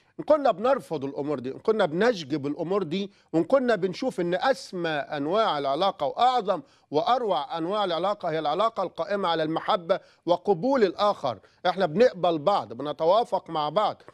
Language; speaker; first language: Arabic; native; Arabic